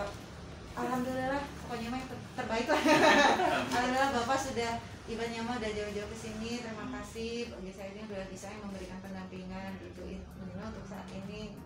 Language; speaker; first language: Indonesian; non-native, local second language; Sundanese